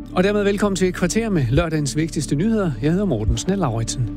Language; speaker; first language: Danish; native; Danish